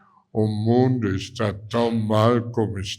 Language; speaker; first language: Portuguese; non-native, fluent; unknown